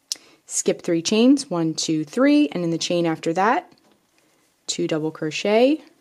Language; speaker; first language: English; native; English